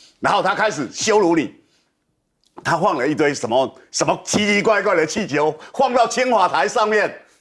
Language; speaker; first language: Chinese; native; Chinese